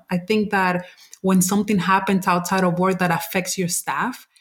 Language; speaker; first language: English; non-native, fluent; Spanish